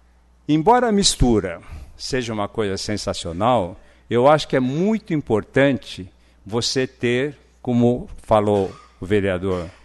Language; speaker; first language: Portuguese; early bilingual, other home language; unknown